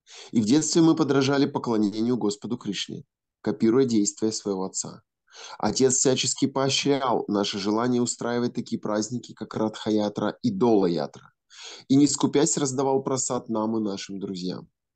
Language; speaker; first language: Russian; native; Russian